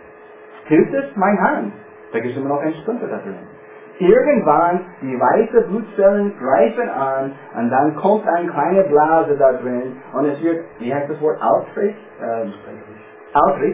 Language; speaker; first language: German; non-native, fluent; English